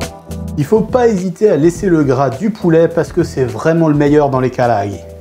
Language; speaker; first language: French; native; French